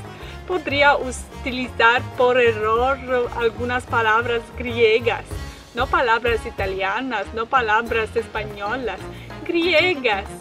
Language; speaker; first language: Spanish; non-native, fluent; Russian